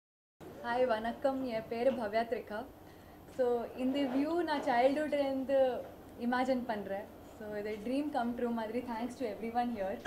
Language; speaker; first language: Tamil; non-native, learner; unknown